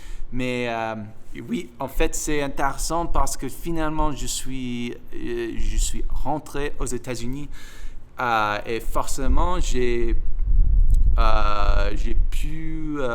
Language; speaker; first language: French; non-native, fluent; English